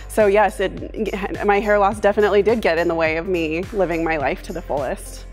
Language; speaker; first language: English; native; English